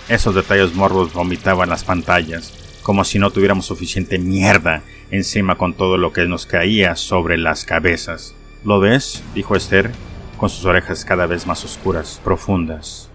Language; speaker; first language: Spanish; native; Spanish